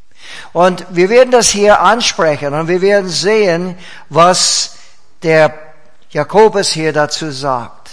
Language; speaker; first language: German; non-native, fluent; English